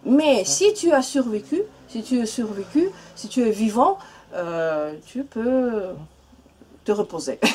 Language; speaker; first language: French; non-native, learner; Russian